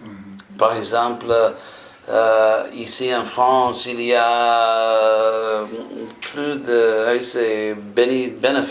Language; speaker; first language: French; non-native, fluent; English